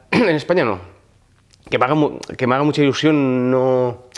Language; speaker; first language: Spanish; non-native, local second language; Occitan